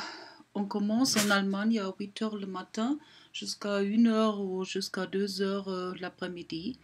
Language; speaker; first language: French; non-native, learner; German